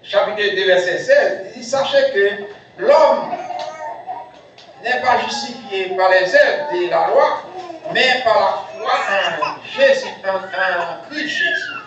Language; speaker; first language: French; non-native, local second language; Haitian Creole